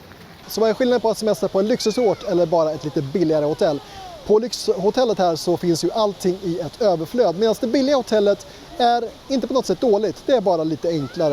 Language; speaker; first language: Swedish; native; Swedish